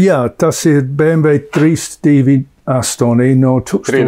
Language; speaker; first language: Latvian; non-native, learner; English